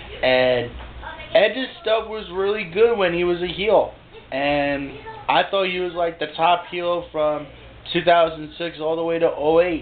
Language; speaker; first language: English; native; English